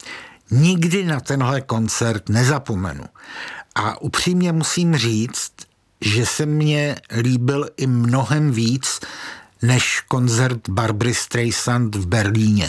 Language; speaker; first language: Czech; native; Czech